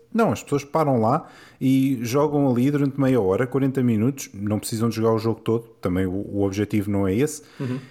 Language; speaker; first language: Portuguese; native; Portuguese